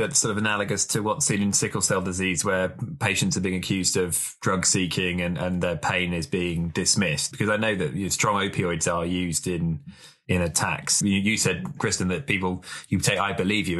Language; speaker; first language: English; native; English